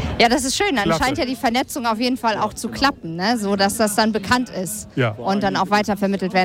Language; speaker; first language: German; native; German